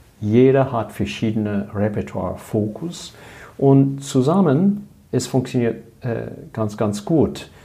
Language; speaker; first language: German; non-native, learner; English